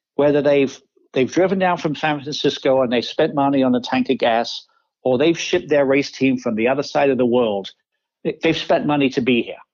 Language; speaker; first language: English; native; English